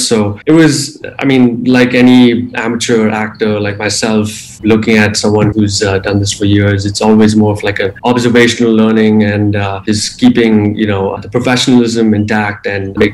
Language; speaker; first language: English; non-native, local second language; Hindi